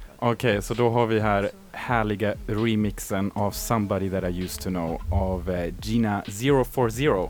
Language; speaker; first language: Swedish; native; Swedish